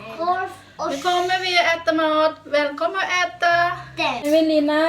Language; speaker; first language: Swedish; non-native, learner; Thai